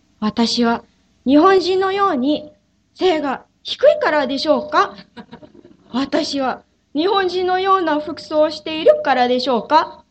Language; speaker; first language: Japanese; non-native, fluent; English